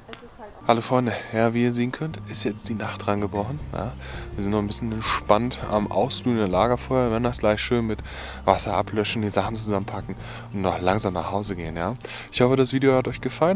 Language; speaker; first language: German; native; German